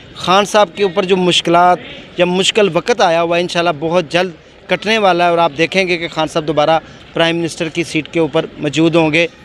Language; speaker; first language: Urdu; non-native, local second language; Punjabi